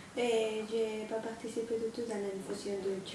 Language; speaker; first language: French; non-native, learner; Spanish